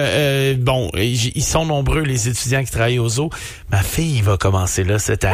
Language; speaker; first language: French; native; French